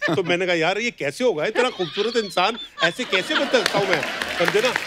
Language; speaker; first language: Hindi; native; Hindi